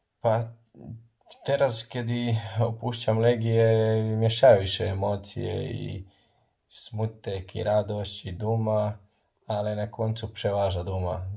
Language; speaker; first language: Polish; non-native, learner; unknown